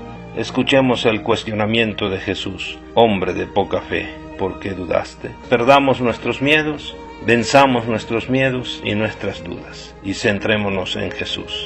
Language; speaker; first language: Spanish; native; Spanish